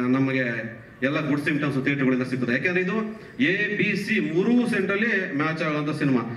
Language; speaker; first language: Kannada; native; Kannada